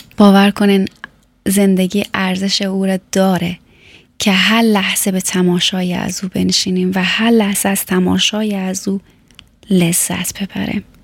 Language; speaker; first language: Persian; native; Persian